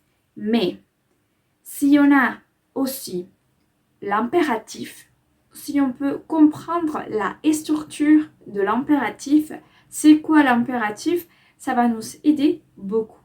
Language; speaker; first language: French; non-native, fluent; Spanish